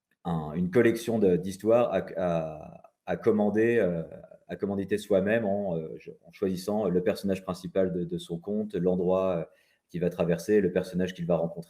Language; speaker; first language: French; native; French